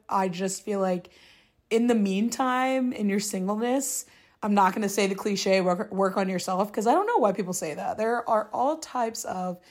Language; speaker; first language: English; native; English